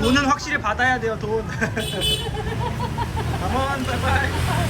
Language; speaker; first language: Korean; native; Korean